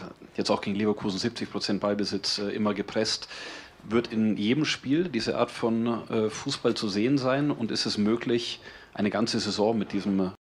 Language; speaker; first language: German; native; German